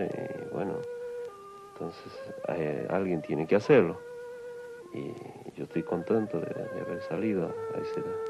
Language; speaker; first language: Spanish; non-native, local second language; Quechua